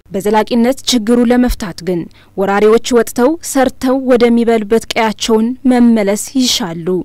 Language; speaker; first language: Amharic; non-native, local second language; Tigrinya